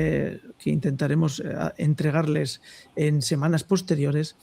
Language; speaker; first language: Spanish; native; Spanish